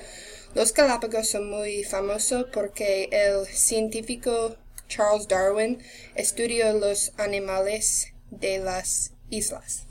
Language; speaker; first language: Spanish; non-native, learner; English